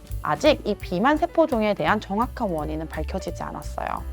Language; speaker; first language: Korean; native; Korean